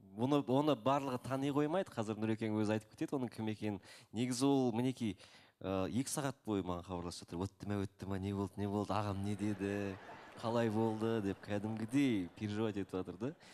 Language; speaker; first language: Kazakh; native; Kazakh